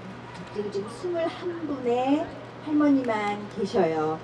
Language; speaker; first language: Korean; native; Korean